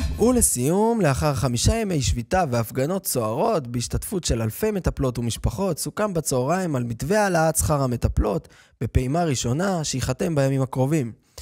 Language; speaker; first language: Hebrew; native; Hebrew